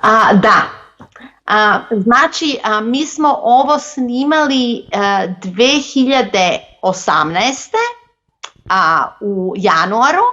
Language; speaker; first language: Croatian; non-native, local second language; Macedonian